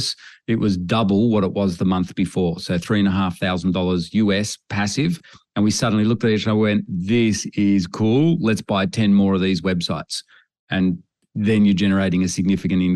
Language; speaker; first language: English; native; English